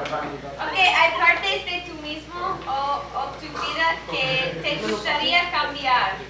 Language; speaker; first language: Spanish; early bilingual, other home language; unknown